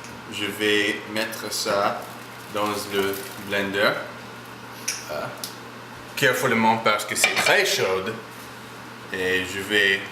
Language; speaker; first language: French; non-native, learner; English